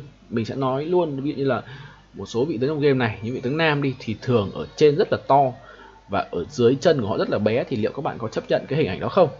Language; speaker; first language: Vietnamese; native; Vietnamese